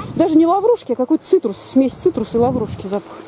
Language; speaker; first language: Russian; native; Russian